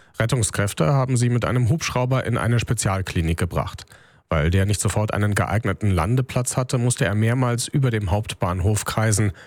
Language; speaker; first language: German; native; German